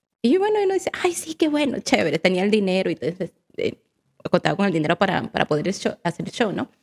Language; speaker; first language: Spanish; native; Spanish